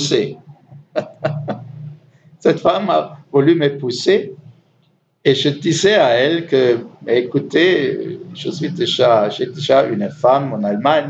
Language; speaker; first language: French; non-native, learner; German